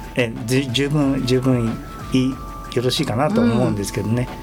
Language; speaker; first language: Japanese; native; Japanese